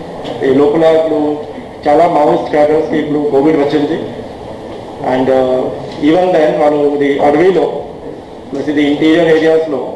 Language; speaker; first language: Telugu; non-native, learner; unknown